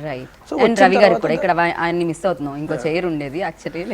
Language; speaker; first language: Telugu; native; Telugu